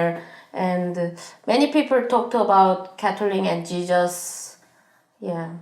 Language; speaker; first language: English; non-native, learner; Korean